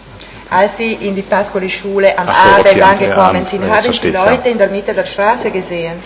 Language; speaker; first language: German; non-native, fluent; Italian